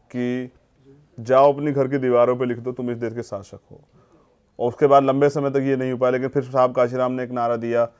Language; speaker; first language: Hindi; native; Hindi